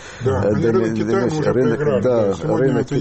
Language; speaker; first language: Russian; native; Russian